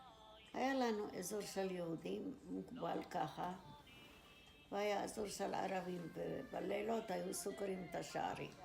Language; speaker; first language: Hebrew; non-native, fluent; Arabic